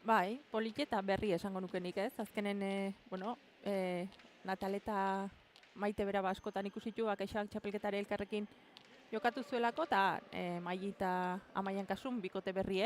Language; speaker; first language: Basque; native; Basque